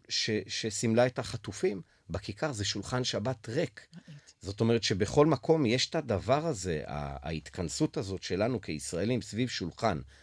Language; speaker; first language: Hebrew; native; Hebrew